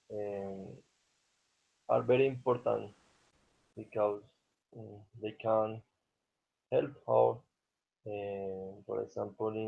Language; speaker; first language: English; non-native, learner; Spanish